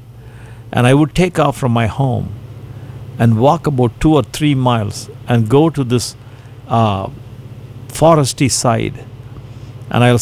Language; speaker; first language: English; non-native, local second language; Tamil